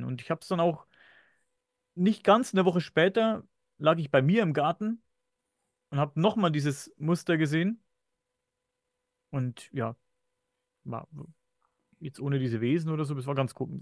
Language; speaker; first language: German; native; German